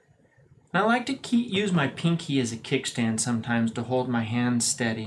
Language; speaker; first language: English; native; English